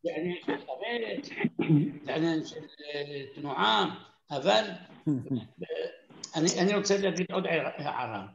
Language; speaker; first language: Hebrew; non-native, fluent; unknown